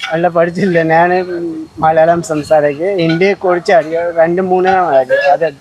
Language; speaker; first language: Malayalam; non-native, local second language; Bangla